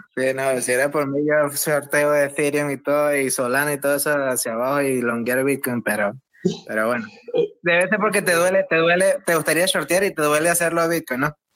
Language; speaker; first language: Spanish; native; Spanish